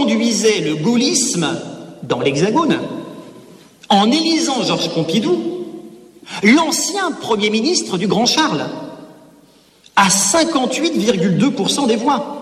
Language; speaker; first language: French; native; French